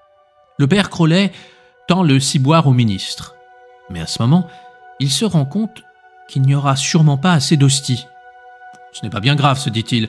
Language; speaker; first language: French; native; French